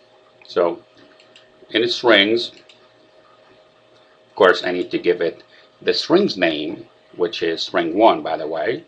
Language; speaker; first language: English; non-native, fluent; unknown